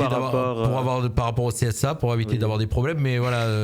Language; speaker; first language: French; native; French